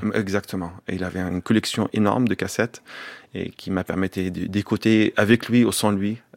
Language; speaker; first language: French; non-native, fluent; Arabic